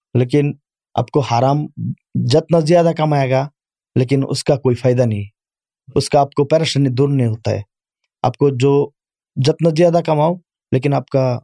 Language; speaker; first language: Urdu; non-native, learner; Bangla